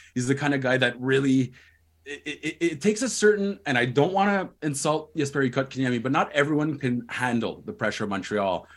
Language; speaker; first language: English; native; English